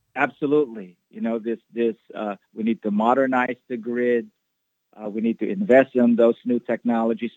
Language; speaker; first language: English; non-native, local second language; Filipino